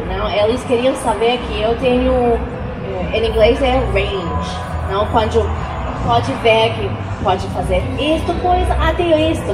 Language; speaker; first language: Portuguese; non-native, learner; English